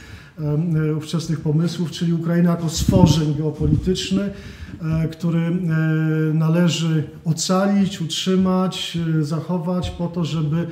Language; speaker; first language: Polish; native; Polish